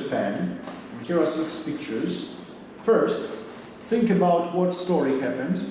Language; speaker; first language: English; non-native, fluent; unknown